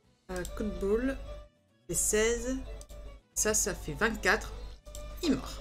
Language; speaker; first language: French; native; French